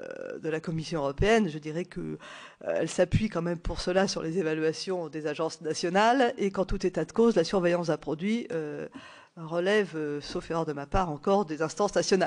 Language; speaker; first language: French; native; French